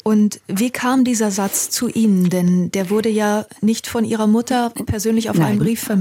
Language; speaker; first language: German; native; German